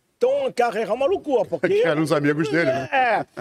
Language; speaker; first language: Portuguese; non-native, fluent; French